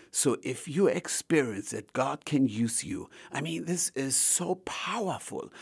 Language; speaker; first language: English; non-native, fluent; German